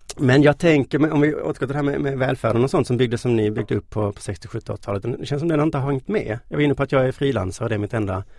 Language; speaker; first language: Swedish; native; Swedish